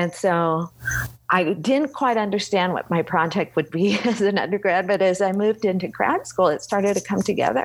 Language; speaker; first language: English; native; English